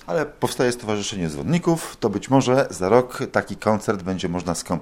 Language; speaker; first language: Polish; native; Polish